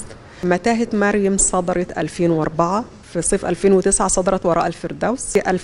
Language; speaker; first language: Arabic; native; Arabic